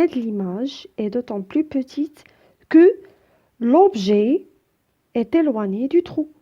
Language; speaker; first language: French; non-native, local second language; Arabic